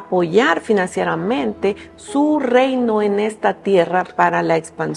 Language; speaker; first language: Spanish; native; Spanish